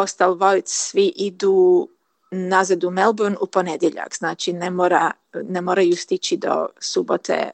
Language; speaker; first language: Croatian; early bilingual, heritage; Croatian